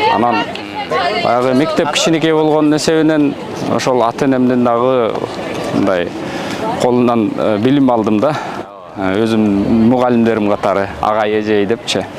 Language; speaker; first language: Kyrgyz; native; Kyrgyz